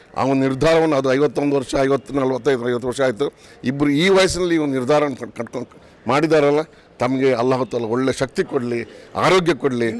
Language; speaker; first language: Kannada; non-native, local second language; Urdu